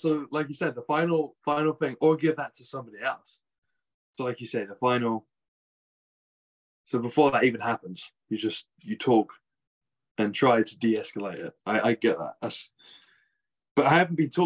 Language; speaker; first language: English; native; English